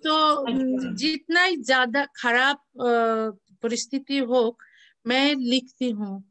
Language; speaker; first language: Hindi; non-native, learner; Bangla